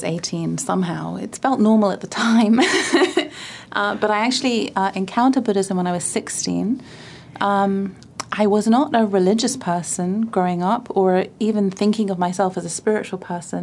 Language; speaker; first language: English; native; English